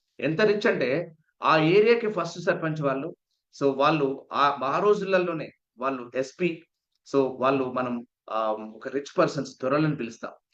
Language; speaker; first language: Telugu; native; Telugu